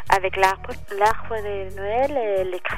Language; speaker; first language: French; non-native, fluent; Spanish